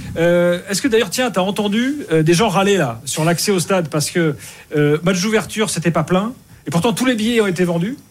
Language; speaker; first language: French; native; French